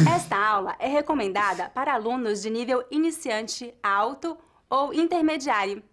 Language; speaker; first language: Portuguese; native; Portuguese